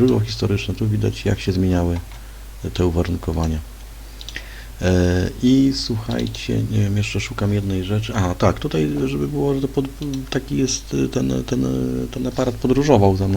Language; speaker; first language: Polish; native; Polish